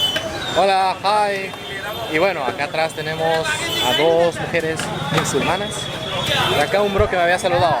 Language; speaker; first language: Spanish; native; Spanish